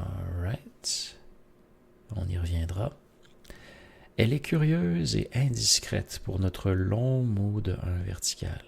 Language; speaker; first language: French; native; French